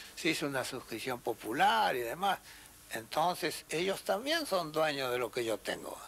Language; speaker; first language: Spanish; native; Spanish